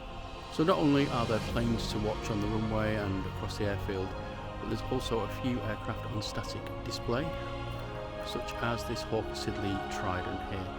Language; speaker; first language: English; native; English